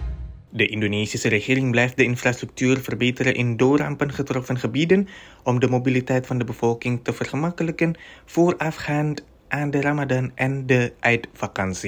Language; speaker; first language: Dutch; non-native, fluent; Indonesian